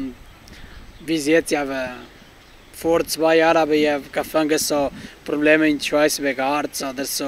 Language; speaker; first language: German; non-native, learner; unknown